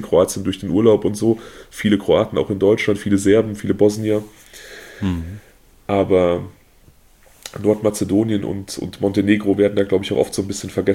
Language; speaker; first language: German; native; German